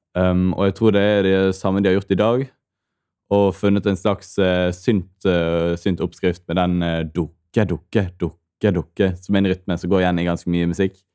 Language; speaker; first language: Norwegian; native; Norwegian